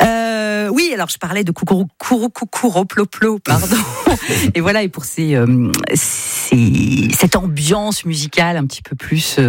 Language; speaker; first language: French; native; French